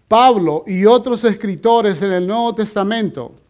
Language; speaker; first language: Spanish; native; Spanish